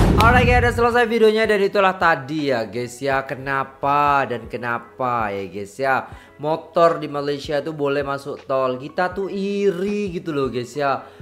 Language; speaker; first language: Indonesian; native; Indonesian